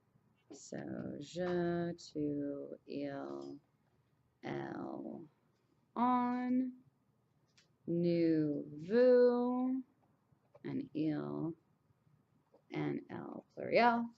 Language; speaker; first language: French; non-native, fluent; English